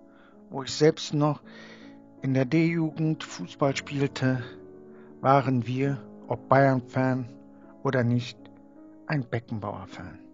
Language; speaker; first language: German; early bilingual, other home language; Turkish